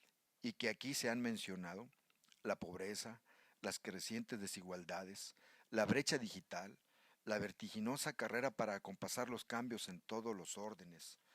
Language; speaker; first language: Spanish; native; Spanish